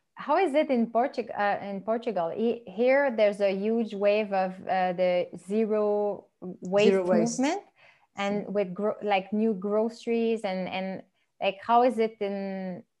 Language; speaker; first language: English; non-native, fluent; French